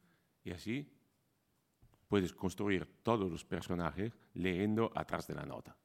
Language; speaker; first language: Spanish; non-native, fluent; Italian